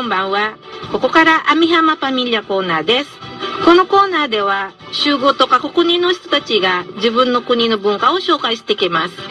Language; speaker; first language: Japanese; non-native, fluent; Filipino